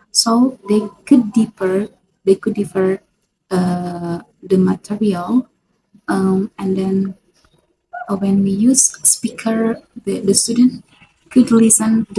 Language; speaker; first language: English; non-native, fluent; Indonesian